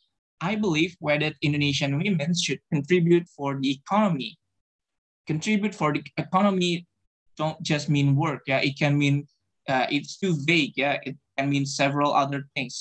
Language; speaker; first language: English; non-native, fluent; Indonesian